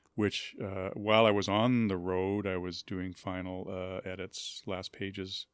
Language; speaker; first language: English; native; English